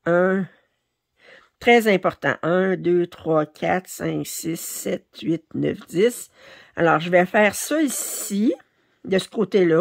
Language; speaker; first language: French; native; French